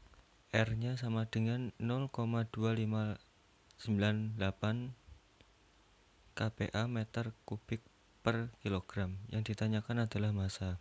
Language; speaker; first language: Indonesian; native; Indonesian